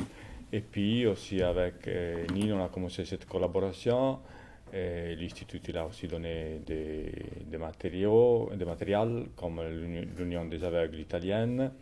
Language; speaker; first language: French; non-native, fluent; Italian